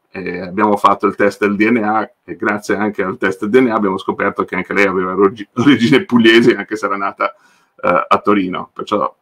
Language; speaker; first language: Italian; early bilingual, other home language; English